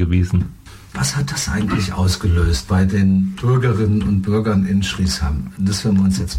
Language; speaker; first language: German; native; German